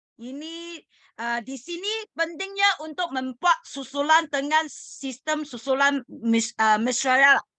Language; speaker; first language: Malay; non-native, learner; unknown